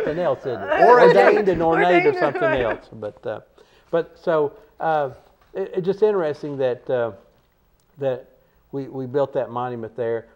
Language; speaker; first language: English; native; English